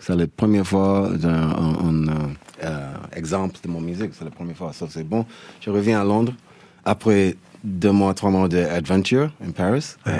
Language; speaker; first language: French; non-native, learner; English